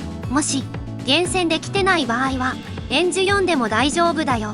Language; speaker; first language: Japanese; native; Japanese